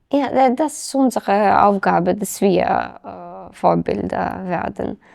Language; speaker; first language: German; non-native, fluent; Serbian